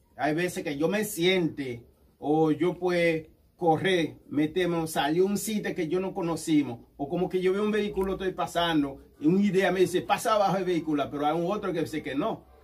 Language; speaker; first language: Spanish; non-native, learner; Haitian Creole